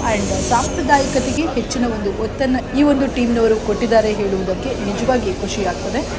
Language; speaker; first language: Kannada; non-native, local second language; Konkani